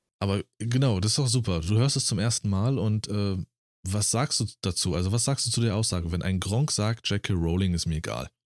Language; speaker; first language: German; native; German